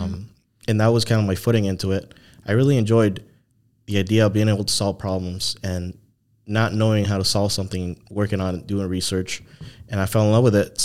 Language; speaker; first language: English; non-native, fluent; Spanish